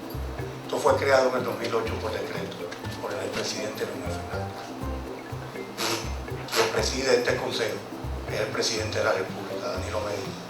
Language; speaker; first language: Spanish; native; Spanish